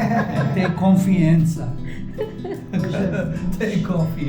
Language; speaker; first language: Portuguese; non-native, learner; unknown